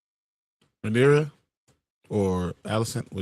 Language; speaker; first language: English; native; English